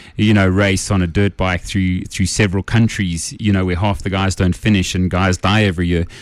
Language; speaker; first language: English; native; English